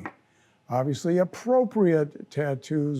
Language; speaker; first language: English; native; English